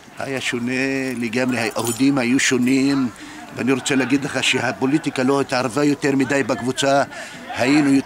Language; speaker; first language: Hebrew; non-native, local second language; Arabic